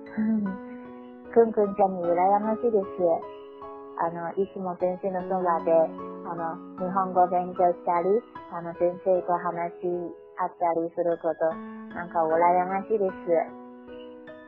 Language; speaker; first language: Japanese; non-native, fluent; Chinese